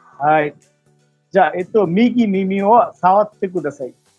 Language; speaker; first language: Japanese; non-native, fluent; Bangla